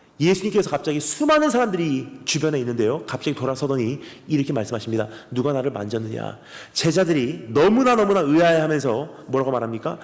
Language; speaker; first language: Korean; early bilingual, heritage; Korean